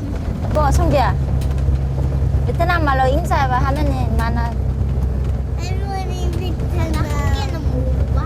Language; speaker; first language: Korean; non-native, learner; Vietnamese